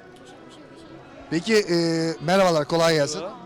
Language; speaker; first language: Turkish; native; Turkish